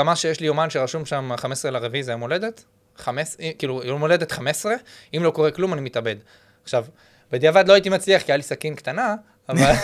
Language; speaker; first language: Hebrew; native; Hebrew